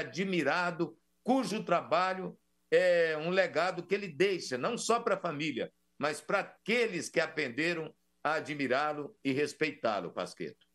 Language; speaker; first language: Portuguese; native; Portuguese